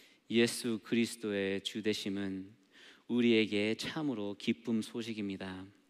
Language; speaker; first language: Korean; non-native, learner; English